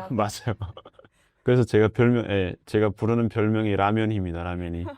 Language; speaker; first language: Korean; native; Korean